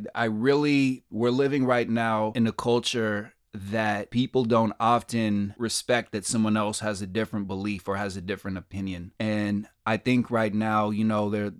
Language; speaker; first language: English; native; English